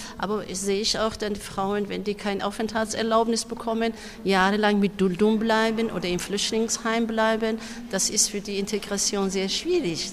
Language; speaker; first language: German; non-native, fluent; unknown